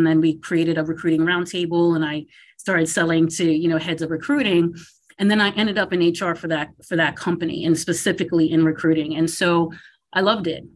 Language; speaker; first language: English; native; English